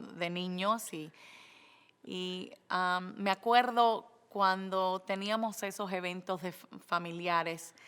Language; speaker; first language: Spanish; early bilingual, other home language; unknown